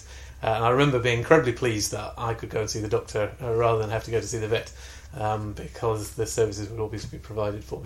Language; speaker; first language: English; native; English